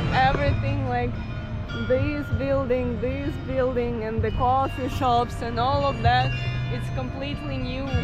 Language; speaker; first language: English; non-native, fluent; Ukrainian